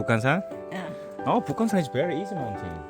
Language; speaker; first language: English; non-native, learner; Korean